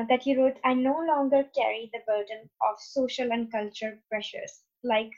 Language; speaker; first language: English; non-native, local second language; Urdu